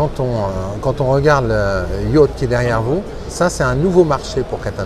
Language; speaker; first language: French; native; French